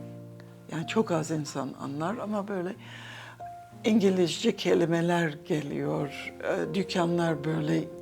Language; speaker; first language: Turkish; non-native, fluent; English